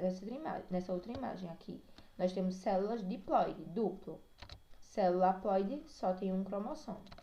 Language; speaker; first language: Portuguese; native; Portuguese